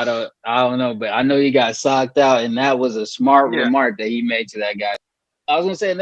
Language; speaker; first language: English; native; English